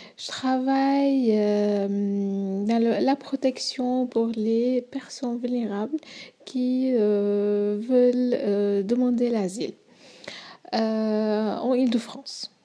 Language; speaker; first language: French; non-native, fluent; Arabic